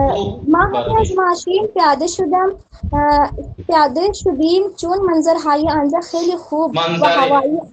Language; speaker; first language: Persian; non-native, learner; Urdu